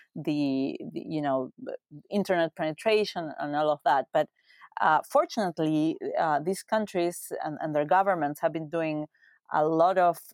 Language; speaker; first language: English; non-native, fluent; Spanish